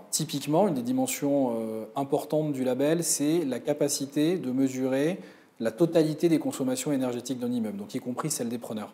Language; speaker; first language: French; native; French